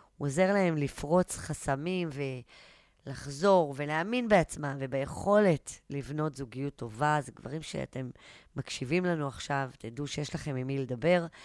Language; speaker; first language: Hebrew; native; Hebrew